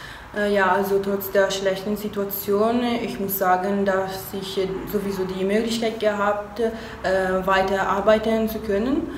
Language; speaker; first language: German; non-native, fluent; Italian